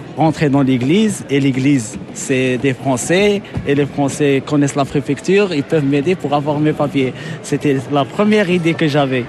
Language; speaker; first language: French; non-native, local second language; Arabic